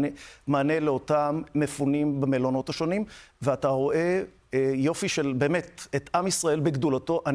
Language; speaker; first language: Hebrew; native; Hebrew